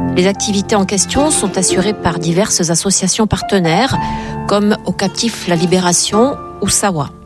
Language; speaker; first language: French; native; French